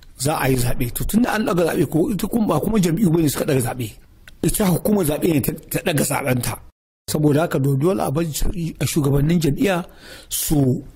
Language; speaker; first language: Hausa; native; Hausa